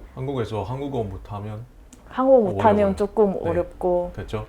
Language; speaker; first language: Korean; non-native, fluent; Chinese